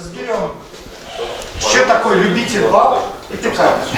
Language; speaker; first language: Russian; native; Russian